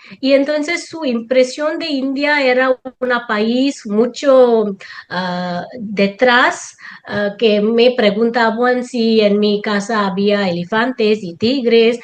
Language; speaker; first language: Spanish; non-native, fluent; Tamil